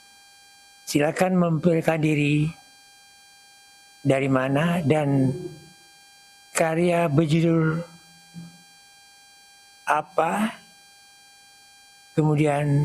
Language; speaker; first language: Indonesian; non-native, local second language; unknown